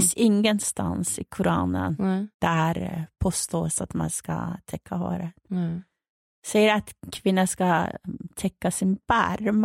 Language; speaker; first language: Swedish; non-native, fluent; Persian